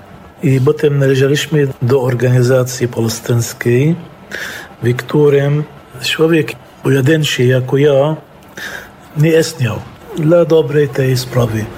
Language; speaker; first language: Polish; non-native, fluent; Arabic